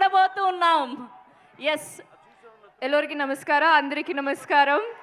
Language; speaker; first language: Telugu; non-native, learner; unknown